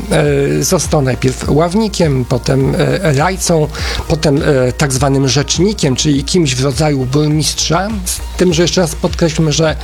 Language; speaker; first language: Polish; native; Polish